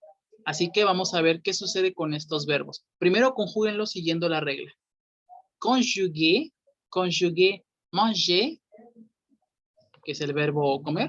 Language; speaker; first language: Spanish; native; Spanish